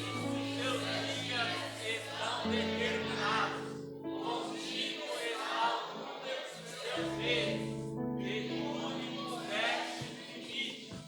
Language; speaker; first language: Portuguese; native; Portuguese